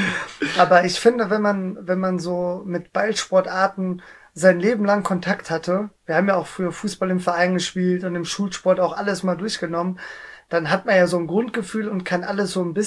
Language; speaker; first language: German; native; German